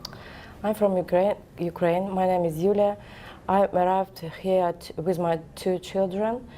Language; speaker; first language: English; non-native, learner; Ukrainian